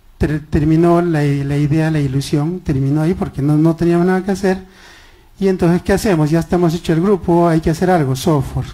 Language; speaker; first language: Spanish; non-native, local second language; Quechua